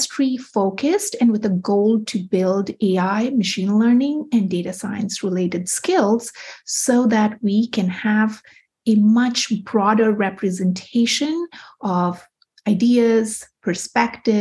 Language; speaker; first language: English; non-native, local second language; Bangla